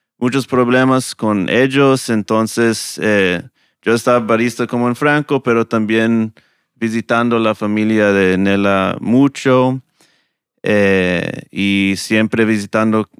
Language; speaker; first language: Spanish; non-native, fluent; English